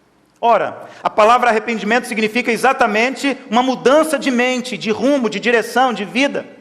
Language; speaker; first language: Portuguese; native; Portuguese